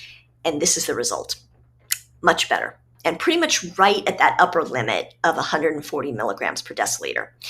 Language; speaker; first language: English; native; English